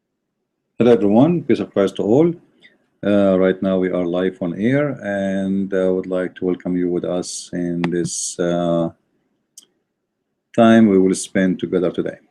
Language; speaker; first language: English; non-native, fluent; Arabic